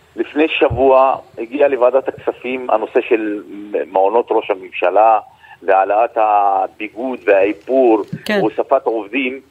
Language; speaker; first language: Hebrew; non-native, local second language; Arabic